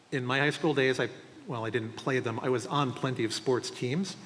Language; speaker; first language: English; native; English